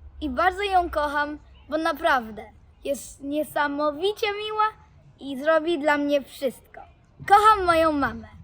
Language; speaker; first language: Polish; early bilingual, heritage; Polish